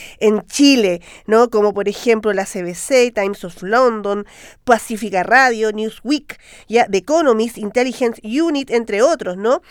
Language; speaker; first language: Spanish; native; Spanish